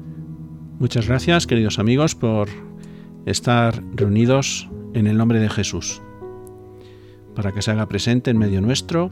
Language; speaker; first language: Spanish; native; Spanish